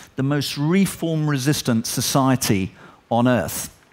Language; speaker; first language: English; native; English